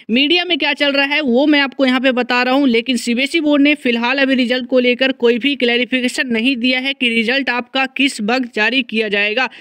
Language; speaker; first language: Hindi; native; Hindi